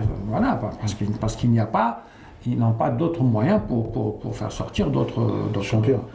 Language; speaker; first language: French; non-native, local second language; Arabic